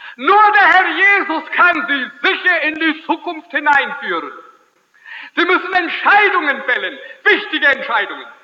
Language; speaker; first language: German; early bilingual, heritage; German